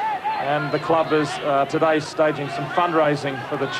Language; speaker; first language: English; native; English